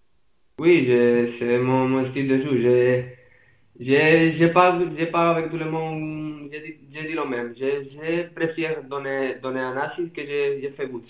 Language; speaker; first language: French; non-native, fluent; Spanish